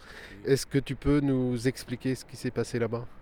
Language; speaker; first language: French; native; French